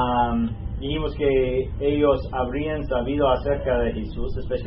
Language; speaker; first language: Spanish; non-native, fluent; English